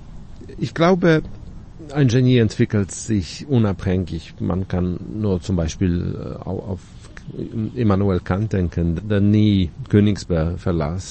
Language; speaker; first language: German; non-native, fluent; Polish